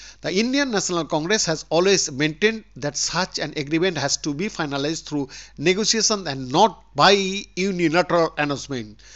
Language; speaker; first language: English; non-native, local second language; Bangla